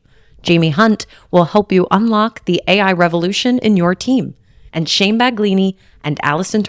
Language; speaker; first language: English; native; English